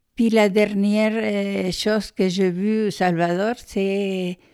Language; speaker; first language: French; non-native, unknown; Spanish